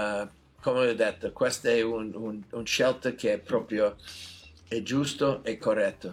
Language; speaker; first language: Italian; non-native, fluent; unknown